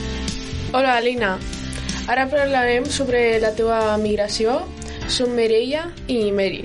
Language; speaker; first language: Catalan; early bilingual, other home language; Romanian